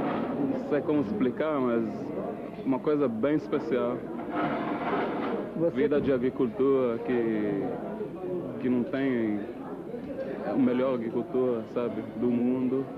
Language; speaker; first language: Portuguese; early bilingual, heritage; Portuguese